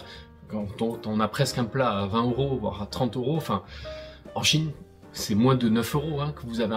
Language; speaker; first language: French; native; French